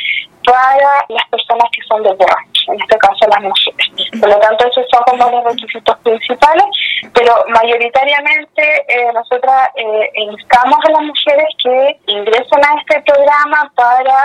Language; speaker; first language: Spanish; native; Spanish